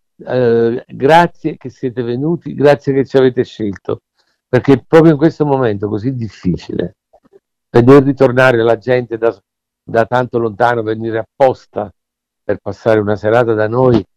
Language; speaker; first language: Italian; native; Italian